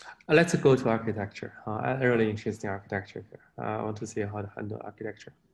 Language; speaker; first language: English; non-native, fluent; Chinese